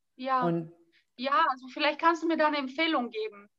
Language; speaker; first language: German; non-native, fluent; Bulgarian